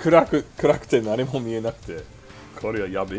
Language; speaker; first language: Japanese; non-native, fluent; English